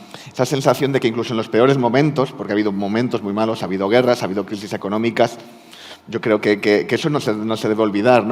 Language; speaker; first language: Spanish; native; Spanish